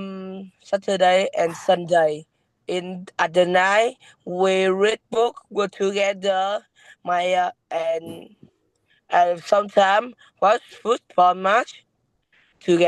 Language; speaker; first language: English; non-native, learner; Vietnamese